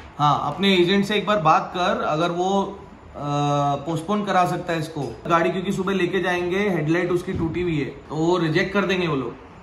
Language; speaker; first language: Hindi; native; Hindi